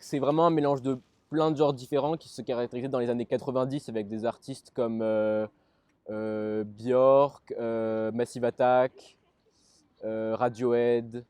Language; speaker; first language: French; native; French